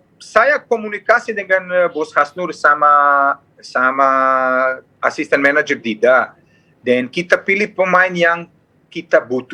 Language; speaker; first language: Indonesian; non-native, fluent; Serbian